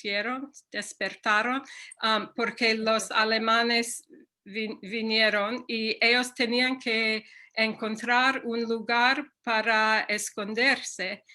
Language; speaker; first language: Spanish; non-native, fluent; English